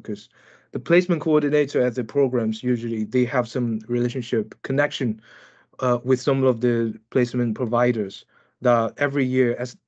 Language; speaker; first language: English; non-native, fluent; Chinese